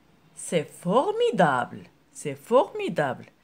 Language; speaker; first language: French; non-native, local second language; Arabic